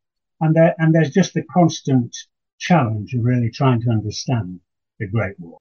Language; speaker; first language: English; native; English